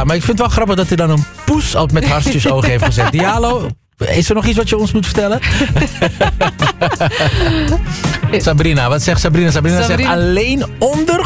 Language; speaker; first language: Dutch; native; Dutch